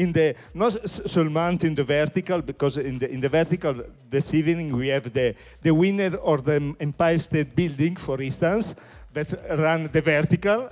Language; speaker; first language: English; non-native, learner; Italian